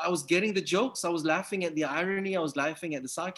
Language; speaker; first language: English; native; English